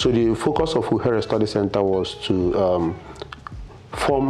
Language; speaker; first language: English; non-native, local second language; Igbo